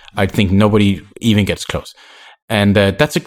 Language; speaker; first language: English; non-native, fluent; Danish